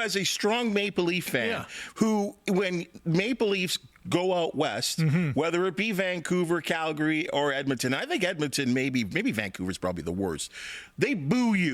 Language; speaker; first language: English; native; English